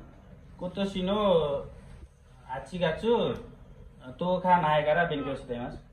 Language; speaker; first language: Japanese; non-native, learner; Nepali